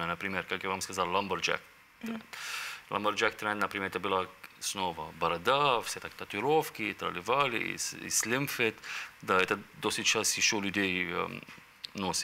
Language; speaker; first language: Russian; non-native, learner; Arabic